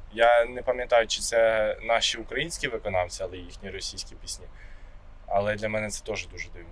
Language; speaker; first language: Ukrainian; native; Ukrainian